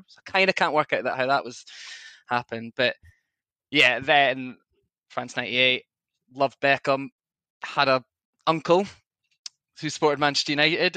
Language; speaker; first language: English; native; English